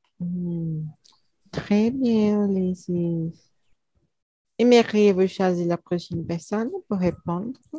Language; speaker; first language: French; non-native, learner; Portuguese